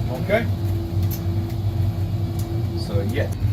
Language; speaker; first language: German; non-native, learner; English